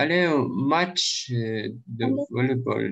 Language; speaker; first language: French; non-native, learner; Russian